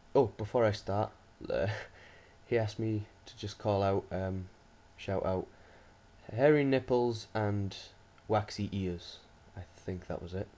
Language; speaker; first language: English; native; English